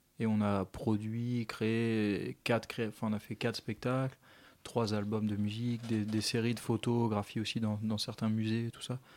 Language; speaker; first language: French; native; French